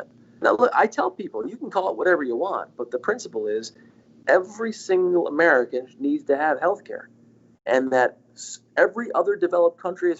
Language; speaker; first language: English; native; English